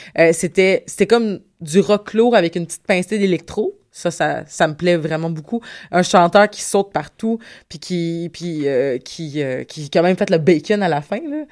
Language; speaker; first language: French; native; French